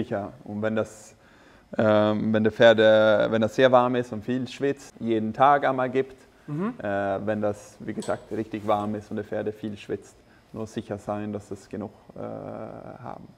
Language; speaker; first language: German; non-native, fluent; Swedish